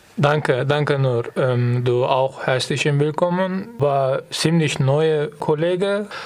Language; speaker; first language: German; non-native, fluent; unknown